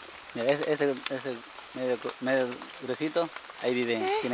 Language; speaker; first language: Spanish; non-native, local second language; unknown